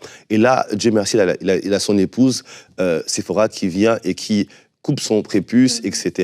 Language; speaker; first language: French; native; French